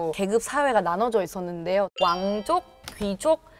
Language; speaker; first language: Korean; non-native, fluent; Thai